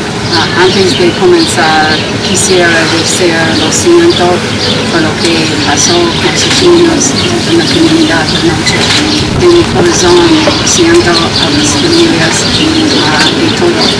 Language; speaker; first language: Spanish; non-native, fluent; English